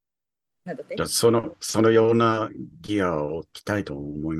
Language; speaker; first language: Japanese; early bilingual, heritage; English